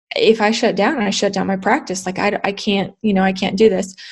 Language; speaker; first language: English; native; English